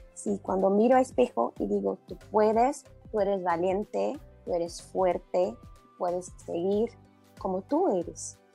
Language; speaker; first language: Spanish; non-native, learner; Portuguese